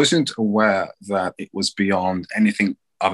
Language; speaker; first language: English; native; English